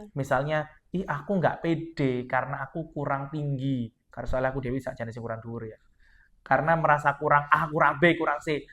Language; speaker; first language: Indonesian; non-native, local second language; Madurese